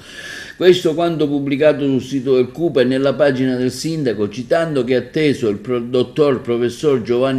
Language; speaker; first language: Italian; native; Italian